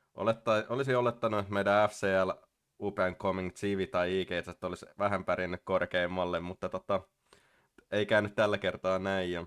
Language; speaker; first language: Finnish; native; Finnish